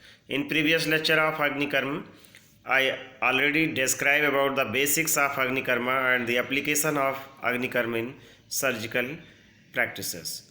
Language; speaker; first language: English; non-native, local second language; Hindi